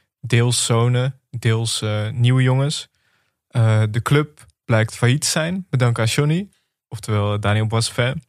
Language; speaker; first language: Dutch; native; Dutch